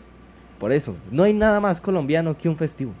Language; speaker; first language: Spanish; native; Spanish